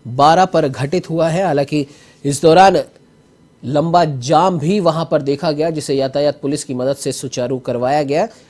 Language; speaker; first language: Hindi; native; Hindi